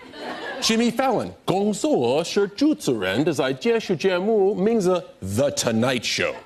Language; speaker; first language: Chinese; non-native, learner; English